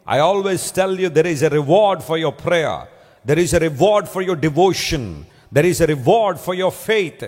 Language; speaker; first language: English; non-native, local second language; Telugu